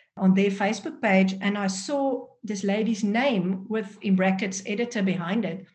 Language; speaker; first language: English; non-native, local second language; Afrikaans